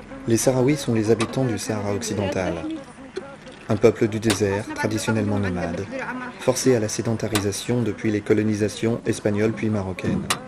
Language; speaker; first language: French; native; French